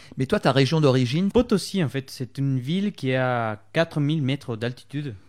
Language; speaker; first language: French; non-native, fluent; Spanish